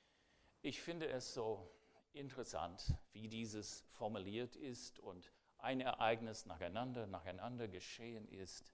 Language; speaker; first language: German; non-native, fluent; English